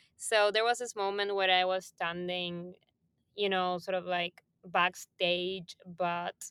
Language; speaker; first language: English; non-native, fluent; Spanish